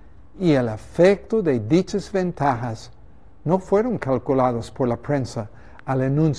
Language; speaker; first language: Spanish; native; Spanish